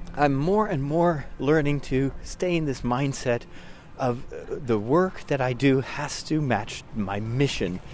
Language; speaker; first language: English; non-native, fluent; Dutch